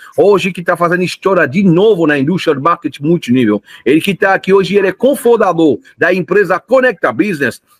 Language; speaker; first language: Portuguese; non-native, fluent; French